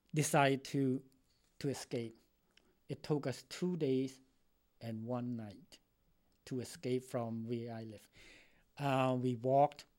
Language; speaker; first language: English; non-native, fluent; Khmer